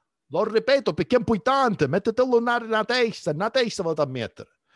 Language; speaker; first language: Italian; early bilingual, other home language; Sicilian